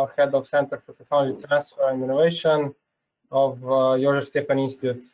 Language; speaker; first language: English; non-native, fluent; Slovenian